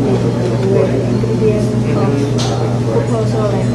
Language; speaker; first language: English; non-native, learner; Indonesian